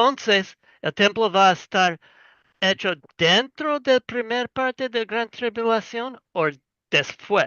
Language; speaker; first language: Spanish; non-native, learner; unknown